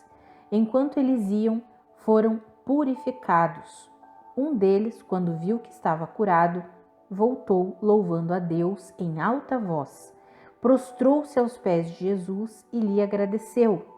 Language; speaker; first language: Portuguese; native; Portuguese